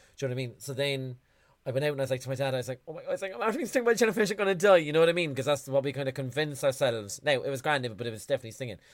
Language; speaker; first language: English; native; English